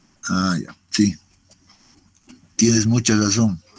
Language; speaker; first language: Spanish; native; Spanish